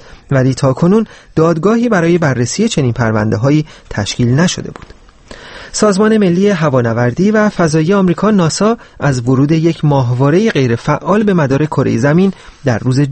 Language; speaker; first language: Persian; native; Persian